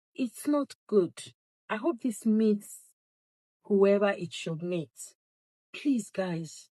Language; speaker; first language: English; non-native, local second language; Yoruba